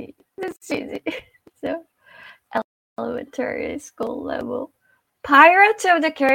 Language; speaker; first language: English; non-native, fluent; Korean